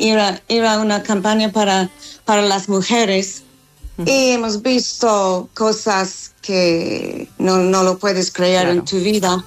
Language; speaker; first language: Spanish; non-native, learner; English